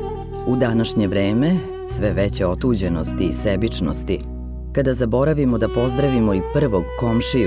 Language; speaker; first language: Serbian; native; Serbian